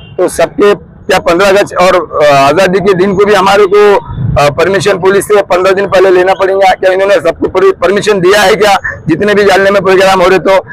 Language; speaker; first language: Hindi; non-native, local second language; Urdu